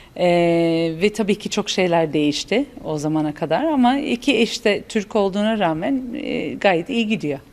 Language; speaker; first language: Turkish; non-native, fluent; English